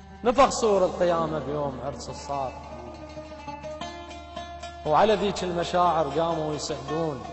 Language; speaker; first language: Arabic; native; Arabic